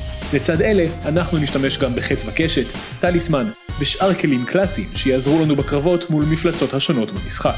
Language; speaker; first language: Hebrew; native; Hebrew